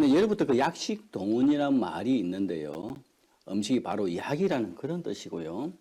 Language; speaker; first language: Korean; native; Korean